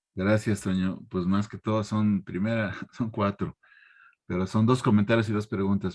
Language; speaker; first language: Spanish; native; Spanish